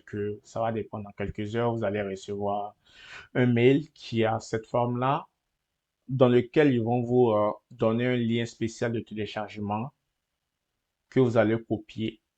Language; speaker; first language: French; native; French